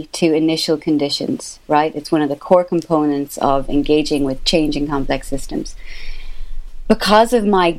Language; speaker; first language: English; native; English